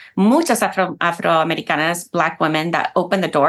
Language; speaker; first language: English; early bilingual, other home language; Spanish